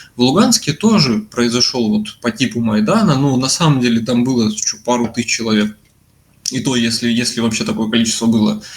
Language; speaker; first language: Russian; native; Russian